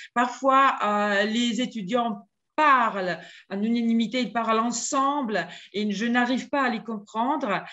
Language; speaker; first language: French; non-native, fluent; Georgian